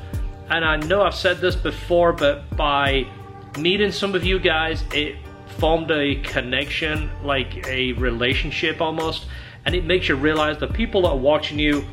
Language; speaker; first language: English; native; English